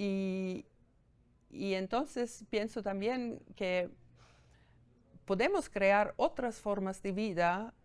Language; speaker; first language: Spanish; non-native, fluent; German